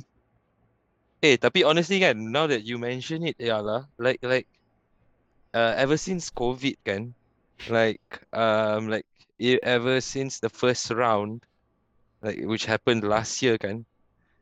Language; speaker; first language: English; non-native, local second language; Malay